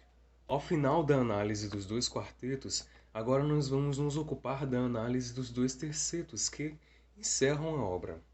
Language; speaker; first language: Portuguese; native; Portuguese